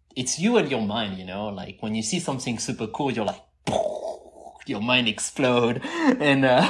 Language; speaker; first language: English; non-native, fluent; French